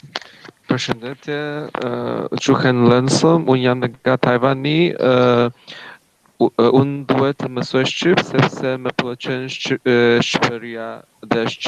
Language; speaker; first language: Albanian; non-native, learner; Chinese